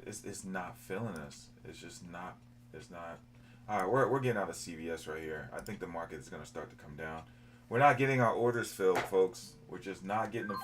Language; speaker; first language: English; native; English